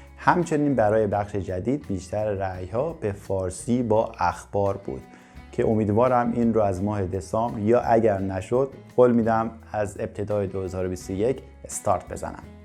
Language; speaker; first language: Persian; native; Persian